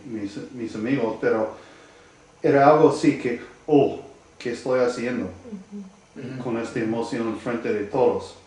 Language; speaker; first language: Spanish; non-native, learner; English